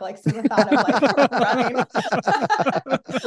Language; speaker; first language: English; native; English